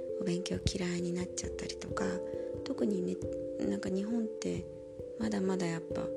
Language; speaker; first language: Japanese; native; Japanese